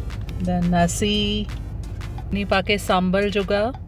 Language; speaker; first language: Indonesian; non-native, learner; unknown